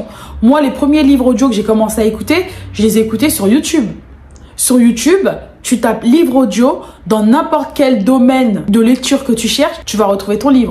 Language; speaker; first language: French; native; French